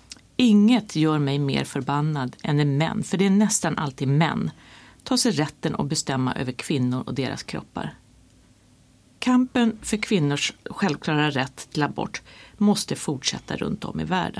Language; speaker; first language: Swedish; native; Swedish